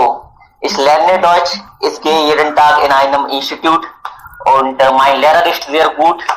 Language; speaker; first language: German; non-native, learner; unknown